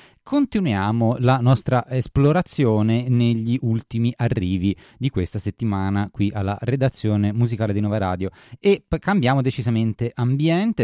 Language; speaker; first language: Italian; native; Italian